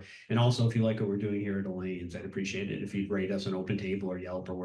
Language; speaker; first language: English; native; English